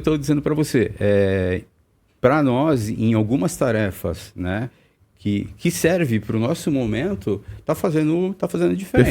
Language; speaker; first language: Portuguese; native; Portuguese